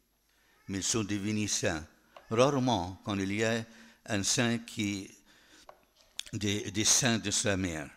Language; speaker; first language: French; non-native, fluent; Arabic